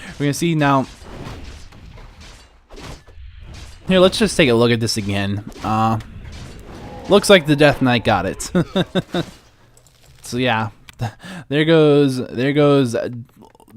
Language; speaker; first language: English; native; English